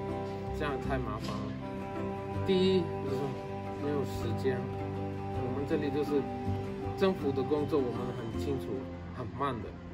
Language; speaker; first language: Chinese; non-native, fluent; Hindi